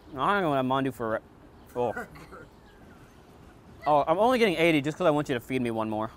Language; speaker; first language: English; native; English